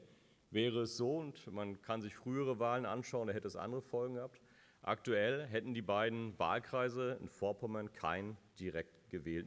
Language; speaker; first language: German; native; German